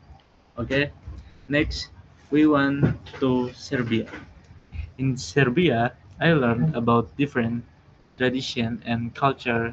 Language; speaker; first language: English; non-native, learner; Indonesian